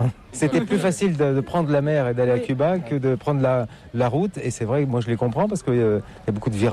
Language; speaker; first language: French; native; French